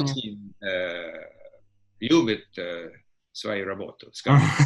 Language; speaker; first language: Russian; non-native, fluent; English